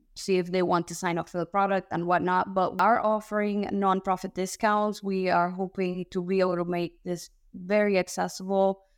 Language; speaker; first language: English; early bilingual, other home language; Spanish